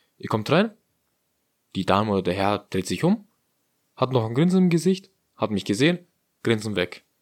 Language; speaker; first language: German; early bilingual, other home language; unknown